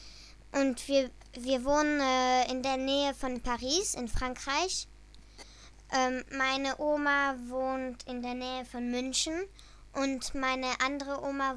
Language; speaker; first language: German; early bilingual, heritage; German